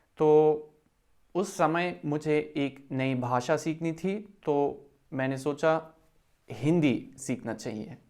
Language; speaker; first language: Hindi; non-native, fluent; German